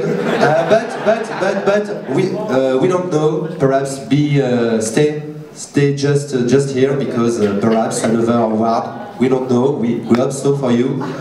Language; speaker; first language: English; non-native, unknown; French